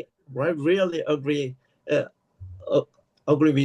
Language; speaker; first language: English; non-native, learner; Korean